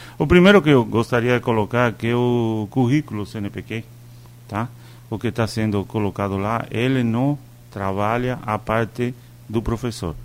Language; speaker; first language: Portuguese; non-native, fluent; Spanish